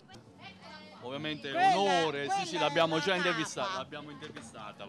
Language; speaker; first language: Italian; native; Italian